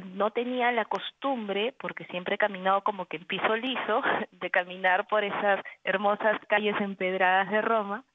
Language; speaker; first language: Spanish; native; Spanish